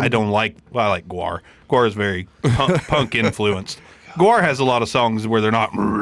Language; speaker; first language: English; native; English